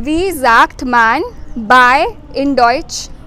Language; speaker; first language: German; non-native, learner; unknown